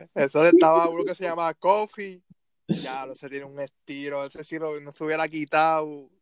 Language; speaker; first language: Spanish; native; Spanish